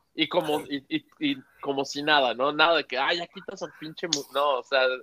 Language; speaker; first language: Spanish; native; Spanish